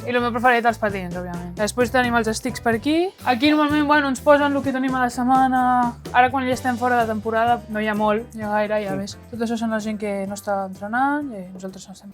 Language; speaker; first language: Catalan; native; Catalan